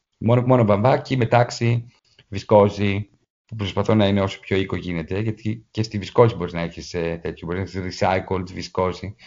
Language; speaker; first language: Greek; native; Greek